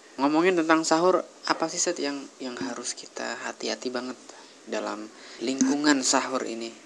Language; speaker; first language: Indonesian; native; Indonesian